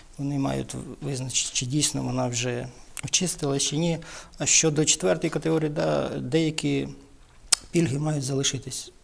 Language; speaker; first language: Ukrainian; native; Ukrainian